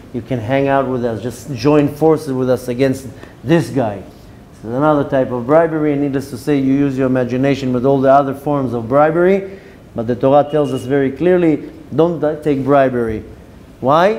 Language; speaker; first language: English; non-native, fluent; Hebrew